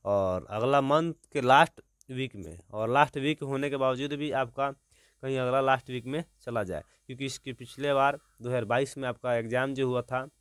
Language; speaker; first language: Hindi; native; Hindi